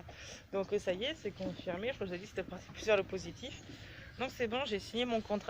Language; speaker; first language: French; native; French